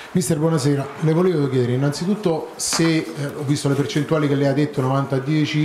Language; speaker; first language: Italian; native; Italian